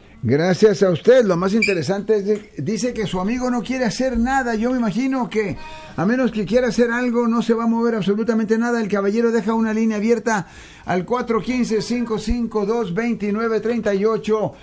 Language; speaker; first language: Spanish; native; Spanish